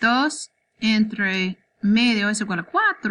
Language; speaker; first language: Spanish; non-native, learner; English